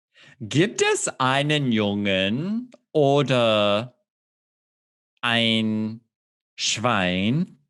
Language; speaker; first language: German; non-native, fluent; English